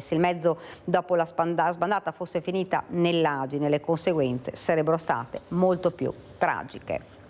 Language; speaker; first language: Italian; native; Italian